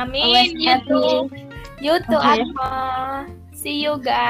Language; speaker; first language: English; non-native, learner; Indonesian